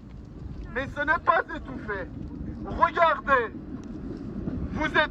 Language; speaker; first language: French; non-native, fluent; Persian